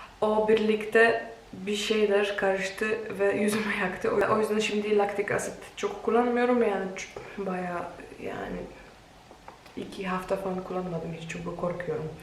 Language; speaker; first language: Turkish; non-native, fluent; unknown